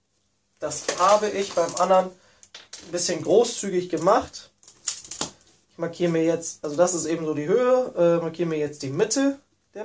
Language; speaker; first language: German; native; German